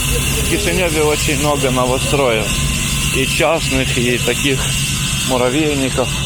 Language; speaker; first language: Russian; native; Russian